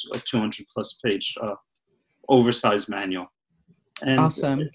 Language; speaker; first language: English; native; English